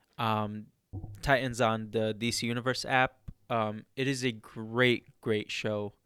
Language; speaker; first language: English; early bilingual, other home language; Arabic